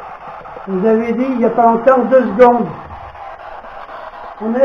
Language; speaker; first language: French; native; French